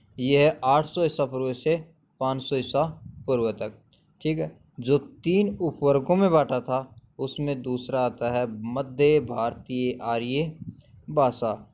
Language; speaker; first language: Hindi; native; Hindi